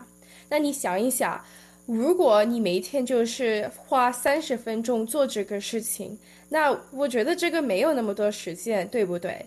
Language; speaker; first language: Chinese; early bilingual, heritage; Chinese